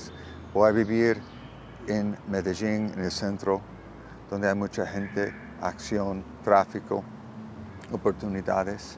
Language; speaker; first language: Spanish; non-native, learner; English